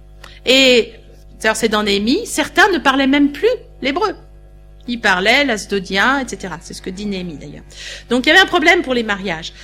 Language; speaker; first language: French; native; French